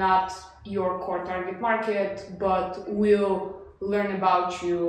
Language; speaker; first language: English; non-native, fluent; Bulgarian